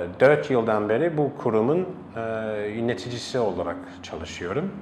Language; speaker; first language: Turkish; non-native, fluent; English